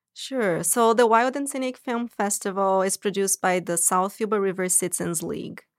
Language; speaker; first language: English; non-native, fluent; Portuguese